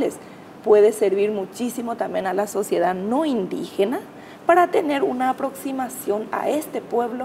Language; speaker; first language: Spanish; native; Spanish